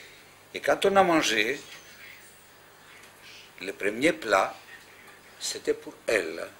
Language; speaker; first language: French; non-native, fluent; Greek